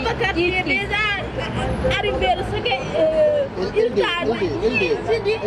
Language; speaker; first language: French; non-native, learner; Wolof